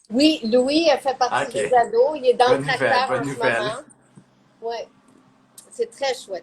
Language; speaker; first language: French; native; French